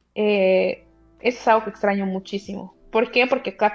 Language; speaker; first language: Spanish; native; Spanish